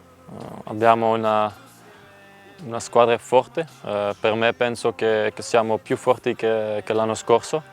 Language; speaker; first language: Italian; non-native, learner; Dutch